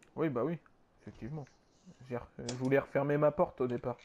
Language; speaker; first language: French; native; French